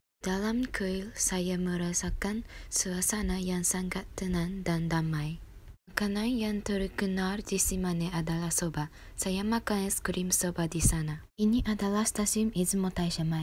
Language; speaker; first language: Indonesian; non-native, learner; Japanese